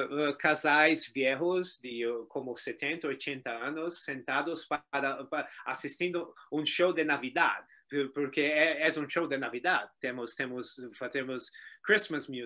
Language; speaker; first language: Spanish; non-native, learner; Portuguese